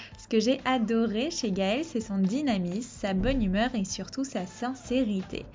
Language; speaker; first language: French; native; French